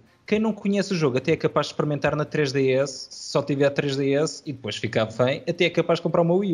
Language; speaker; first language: Portuguese; native; Portuguese